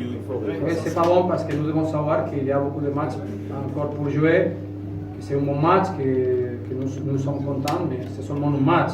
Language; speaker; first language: French; non-native, fluent; Spanish